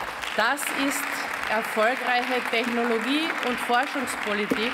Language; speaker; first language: German; native; German